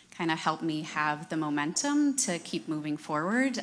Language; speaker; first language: English; native; English